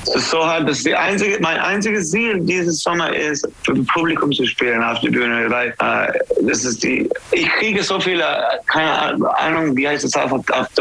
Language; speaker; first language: German; non-native, learner; English